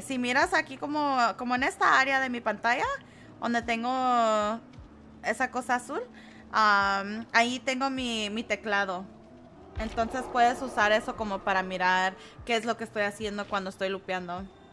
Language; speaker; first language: Spanish; early bilingual, heritage; Spanish